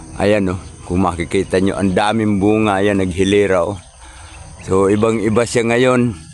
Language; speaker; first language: Filipino; non-native, local second language; Cebuano